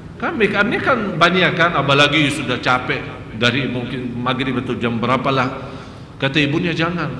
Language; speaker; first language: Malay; non-native, fluent; Arabic